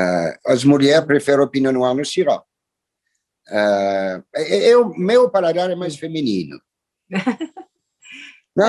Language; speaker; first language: Portuguese; non-native, fluent; French